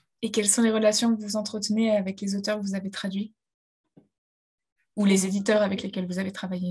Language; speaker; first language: French; native; French